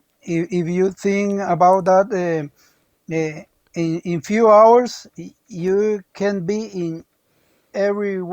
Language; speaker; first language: English; non-native, learner; Spanish